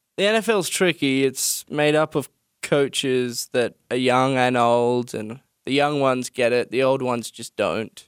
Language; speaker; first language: English; native; English